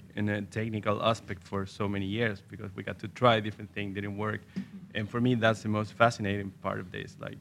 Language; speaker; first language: English; non-native, fluent; Spanish